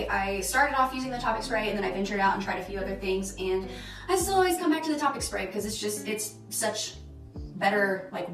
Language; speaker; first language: English; native; English